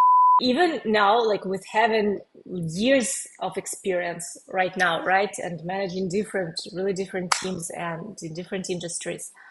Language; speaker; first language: English; non-native, fluent; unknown